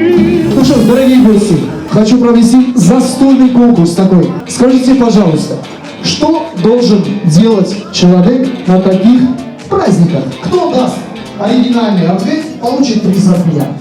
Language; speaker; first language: Russian; non-native, local second language; Armenian